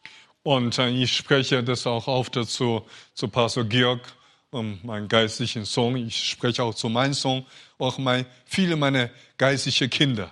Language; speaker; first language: German; non-native, fluent; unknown